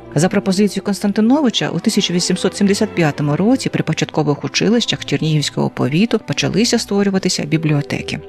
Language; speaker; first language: Ukrainian; native; Ukrainian